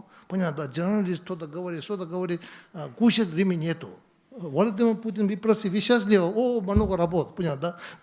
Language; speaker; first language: Russian; non-native, learner; Tibetan